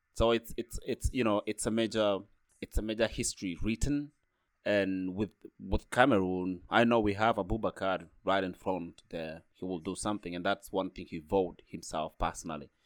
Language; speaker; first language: English; non-native, fluent; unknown